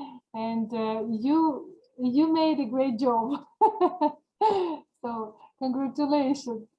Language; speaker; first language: English; non-native, learner; Georgian